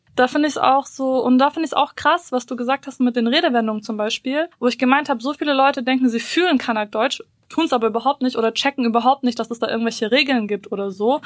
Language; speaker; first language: German; early bilingual, other home language; Bosnian